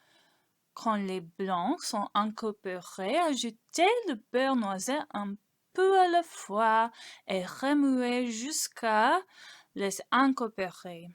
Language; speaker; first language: French; non-native, learner; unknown